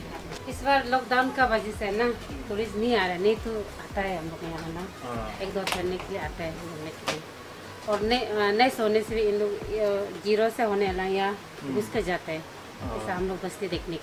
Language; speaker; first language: Hindi; non-native, local second language; Nyishi